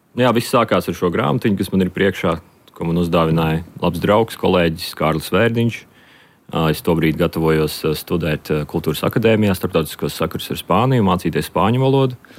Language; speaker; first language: Latvian; native; Latvian